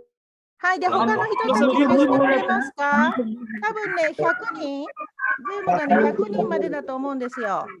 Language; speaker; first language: Japanese; non-native, fluent; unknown